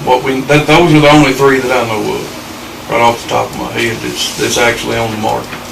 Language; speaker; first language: English; native; English